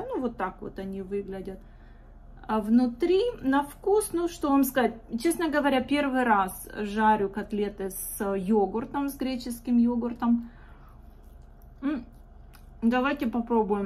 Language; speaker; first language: Russian; native; Russian